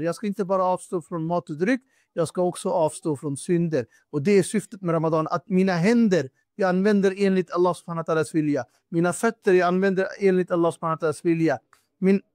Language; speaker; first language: Swedish; non-native, fluent; Urdu